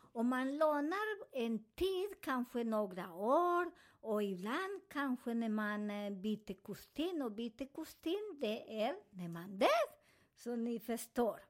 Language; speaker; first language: Swedish; non-native, fluent; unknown